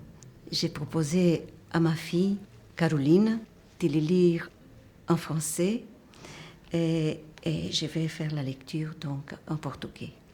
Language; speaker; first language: French; non-native, fluent; Portuguese